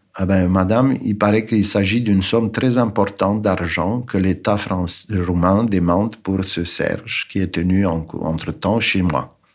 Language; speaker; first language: French; non-native, fluent; Romanian